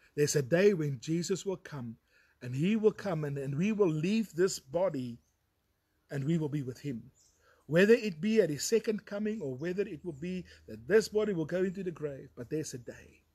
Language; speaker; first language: English; non-native, local second language; Afrikaans